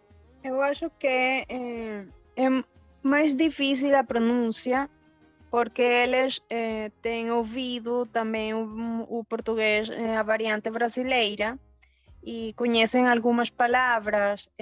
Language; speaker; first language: Portuguese; early bilingual, heritage; Spanish